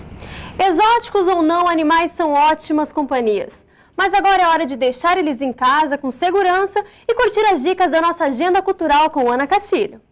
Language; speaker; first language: Portuguese; native; Portuguese